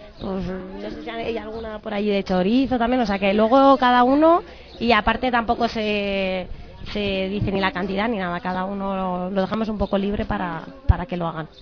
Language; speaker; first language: Spanish; native; Spanish